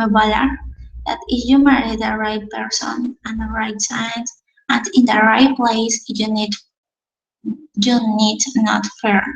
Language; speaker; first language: English; non-native, learner; Spanish